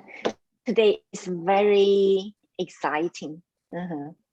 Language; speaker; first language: English; non-native, learner; Chinese